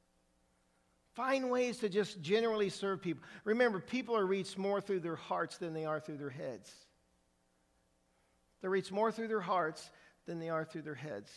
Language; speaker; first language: English; native; English